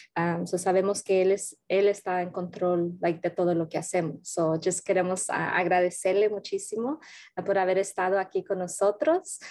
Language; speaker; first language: Spanish; early bilingual, heritage; Spanish